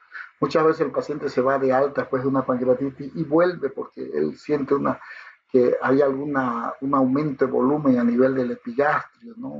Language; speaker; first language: Spanish; native; Spanish